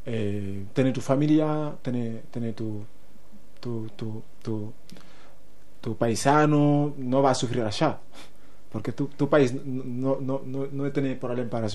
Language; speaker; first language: Spanish; non-native, learner; Wolof